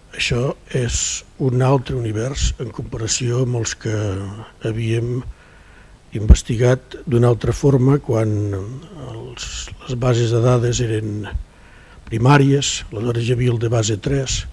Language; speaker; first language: Catalan; native; Catalan